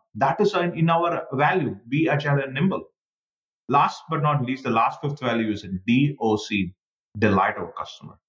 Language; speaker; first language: English; non-native, local second language; Tamil